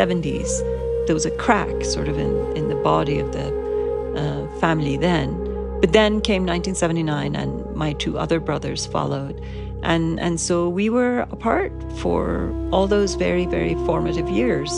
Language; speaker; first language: English; non-native, fluent; Persian